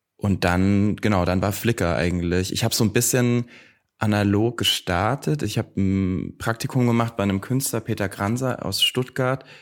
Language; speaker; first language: German; native; German